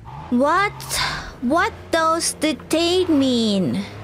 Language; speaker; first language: English; non-native, fluent; Indonesian